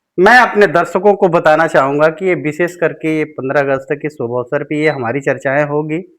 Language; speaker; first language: Hindi; native; Hindi